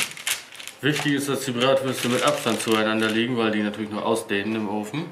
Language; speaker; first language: German; native; German